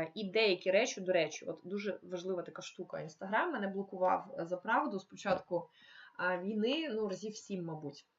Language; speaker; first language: Ukrainian; non-native, local second language; Russian